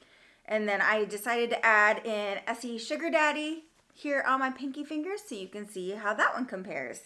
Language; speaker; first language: English; native; English